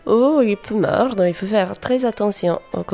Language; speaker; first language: French; non-native, fluent; Italian